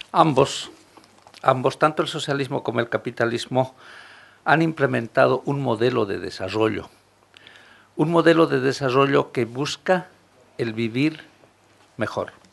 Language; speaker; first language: Spanish; non-native, local second language; Aymara